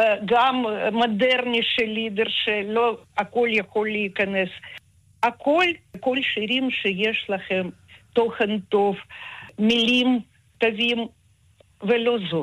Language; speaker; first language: Hebrew; non-native, fluent; Russian